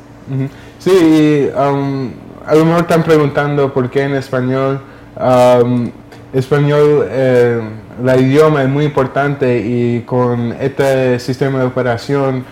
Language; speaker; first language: Spanish; early bilingual, heritage; English